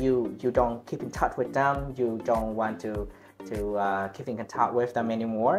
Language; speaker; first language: English; non-native, learner; Vietnamese